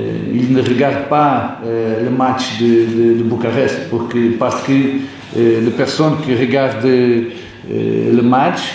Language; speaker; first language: French; non-native, learner; Portuguese